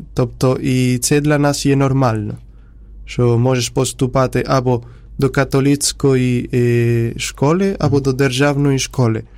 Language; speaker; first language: Ukrainian; non-native, fluent; Spanish